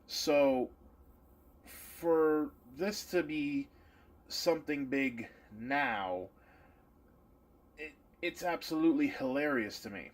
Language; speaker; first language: English; native; English